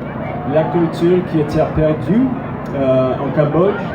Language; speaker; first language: French; non-native, learner; English